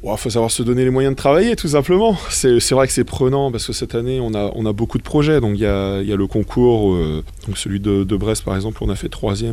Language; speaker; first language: French; native; French